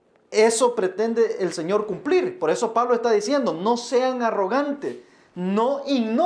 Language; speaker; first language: Spanish; native; Spanish